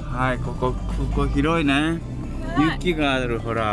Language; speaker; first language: Japanese; native; Japanese